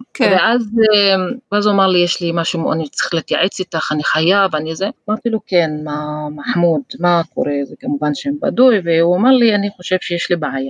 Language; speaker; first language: Hebrew; non-native, local second language; Arabic